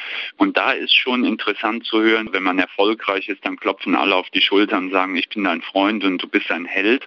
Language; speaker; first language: German; native; German